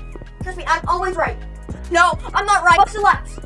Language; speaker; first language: English; native; English